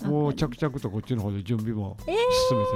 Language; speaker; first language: Japanese; native; Japanese